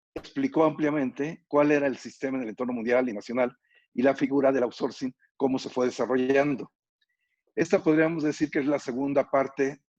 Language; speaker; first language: Spanish; native; Spanish